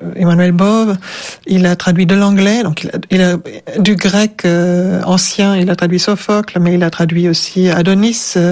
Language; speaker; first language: French; non-native, fluent; German